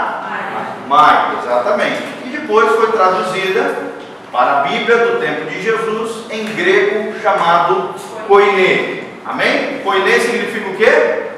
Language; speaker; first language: Portuguese; native; Portuguese